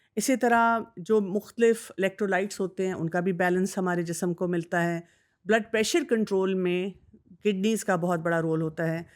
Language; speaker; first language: Urdu; native; Urdu